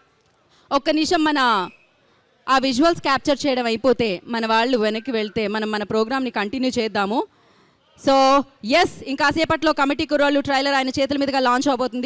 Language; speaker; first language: Telugu; native; Telugu